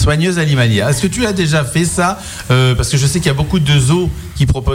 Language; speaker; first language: French; native; French